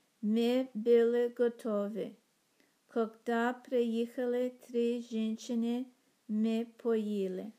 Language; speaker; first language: Russian; non-native, learner; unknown